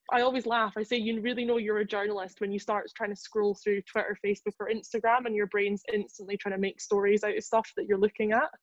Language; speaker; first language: English; native; English